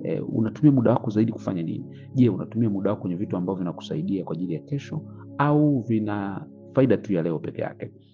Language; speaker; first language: Swahili; native; Swahili